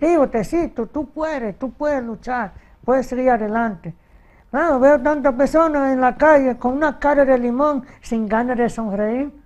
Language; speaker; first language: Spanish; early bilingual, heritage; Spanish